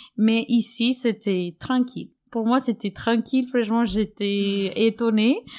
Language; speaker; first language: French; non-native, fluent; Spanish